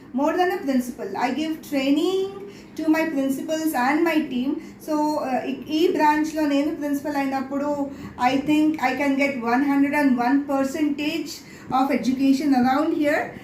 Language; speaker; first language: English; non-native, local second language; Telugu